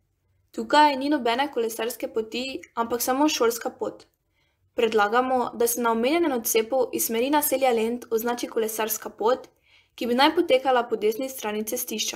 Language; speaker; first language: Slovenian; native; Slovenian